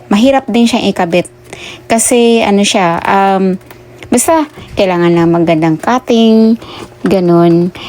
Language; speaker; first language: Filipino; non-native, local second language; Cebuano